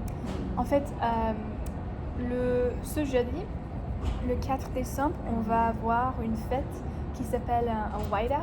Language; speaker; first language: French; non-native, learner; English